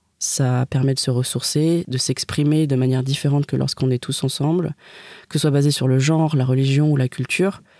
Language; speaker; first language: French; native; French